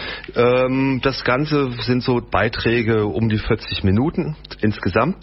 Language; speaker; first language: German; native; German